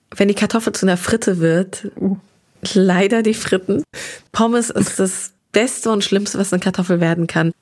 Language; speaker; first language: German; native; German